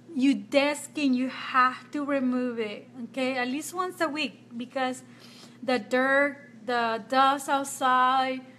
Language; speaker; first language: English; non-native, fluent; Spanish